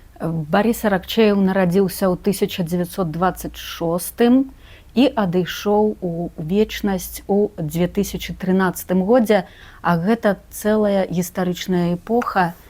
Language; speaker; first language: Belarusian; native; Belarusian